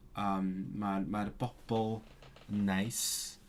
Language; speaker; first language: Welsh; non-native, learner; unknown